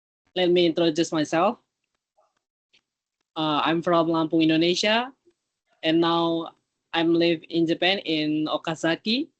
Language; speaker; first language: English; non-native, learner; Indonesian